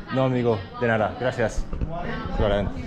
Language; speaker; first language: Spanish; non-native, learner; English